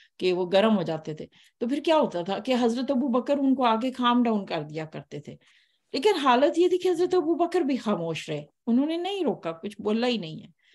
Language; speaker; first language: Hindi; native; Hindi